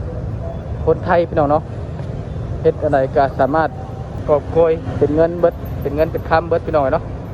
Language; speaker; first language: Thai; non-native, local second language; Lao